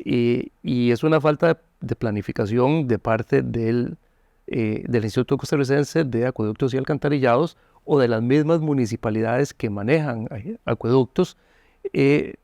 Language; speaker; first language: Spanish; native; Spanish